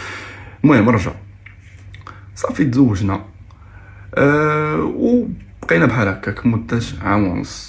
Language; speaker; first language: Arabic; native; Arabic